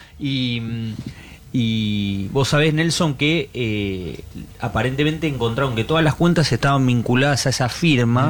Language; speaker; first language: Spanish; native; Spanish